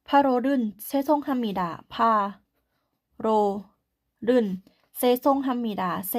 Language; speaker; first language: Korean; non-native, learner; Thai